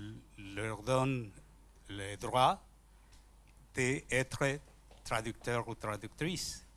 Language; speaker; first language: French; non-native, learner; Spanish